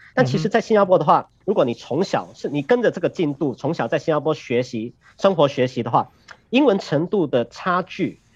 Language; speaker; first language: Chinese; native; Chinese